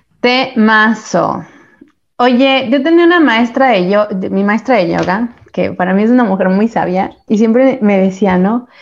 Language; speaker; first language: Spanish; native; Spanish